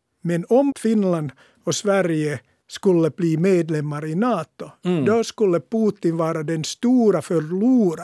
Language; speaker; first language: Swedish; non-native, local second language; Finnish